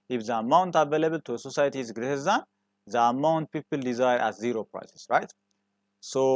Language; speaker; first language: English; non-native, local second language; Amharic